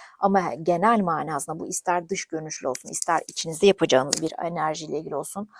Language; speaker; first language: Turkish; native; Turkish